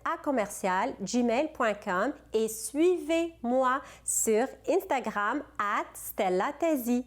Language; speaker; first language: French; non-native, local second language; Arabic